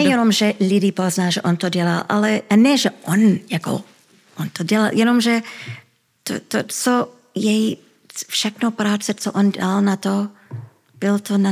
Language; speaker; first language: Czech; early bilingual, heritage; Czech